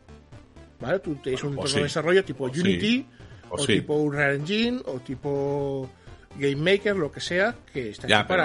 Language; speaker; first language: Spanish; native; Spanish